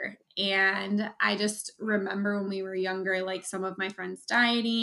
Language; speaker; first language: English; native; English